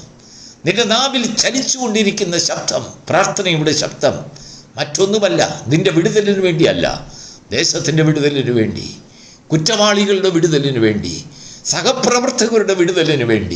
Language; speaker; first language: Malayalam; native; Malayalam